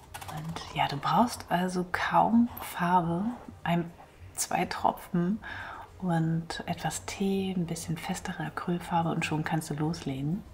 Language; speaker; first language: German; native; German